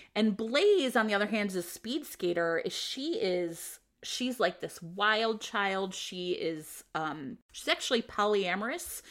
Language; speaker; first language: English; native; English